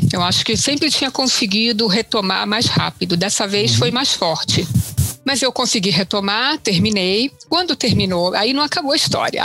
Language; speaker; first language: Portuguese; early bilingual, other home language; Italian